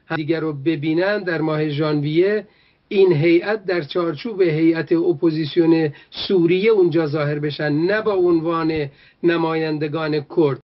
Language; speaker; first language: Persian; non-native, local second language; Kurdish